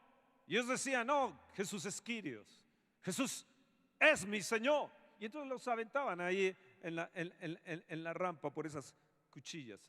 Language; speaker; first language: Spanish; native; Spanish